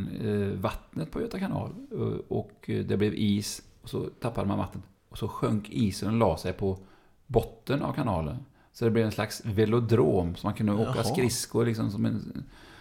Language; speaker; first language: Swedish; native; Swedish